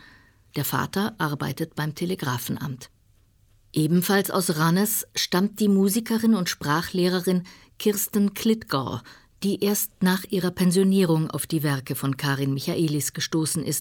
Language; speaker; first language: German; native; German